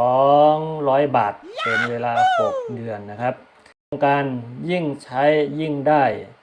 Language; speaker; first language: Thai; non-native, local second language; Shan